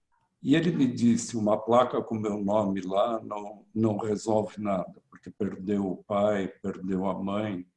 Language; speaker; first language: Portuguese; early bilingual, other home language; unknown